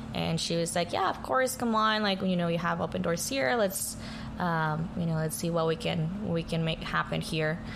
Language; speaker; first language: English; early bilingual, other home language; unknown